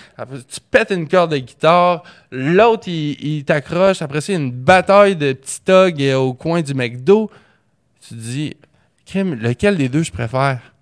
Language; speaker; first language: French; native; French